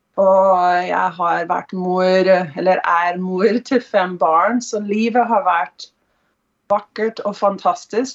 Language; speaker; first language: Norwegian; non-native, fluent; English